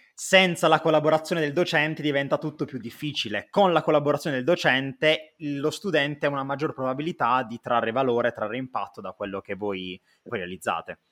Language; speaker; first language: Italian; native; Italian